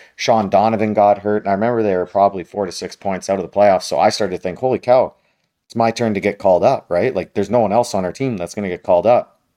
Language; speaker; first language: English; native; English